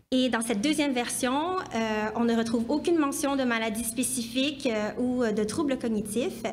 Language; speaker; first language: French; native; French